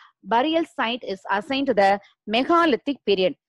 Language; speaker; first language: English; non-native, local second language; Tamil